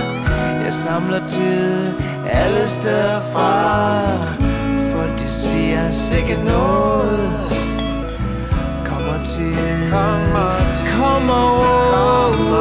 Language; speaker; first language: Danish; native; Danish